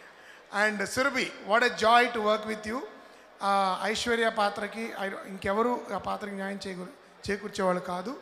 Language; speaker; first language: Telugu; native; Telugu